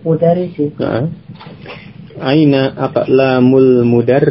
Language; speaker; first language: Arabic; non-native, fluent; Indonesian